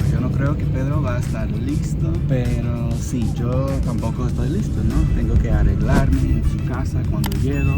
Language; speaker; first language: Spanish; non-native, fluent; English